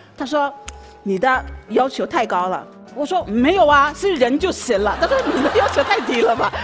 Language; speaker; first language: Chinese; non-native, fluent; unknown